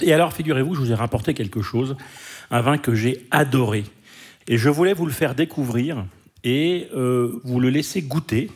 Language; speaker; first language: French; native; French